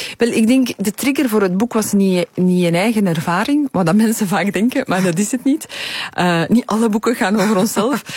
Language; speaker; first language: Dutch; early bilingual, other home language; Polish